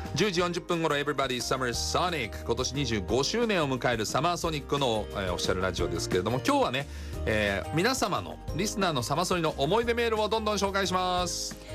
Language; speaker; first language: Japanese; non-native, fluent; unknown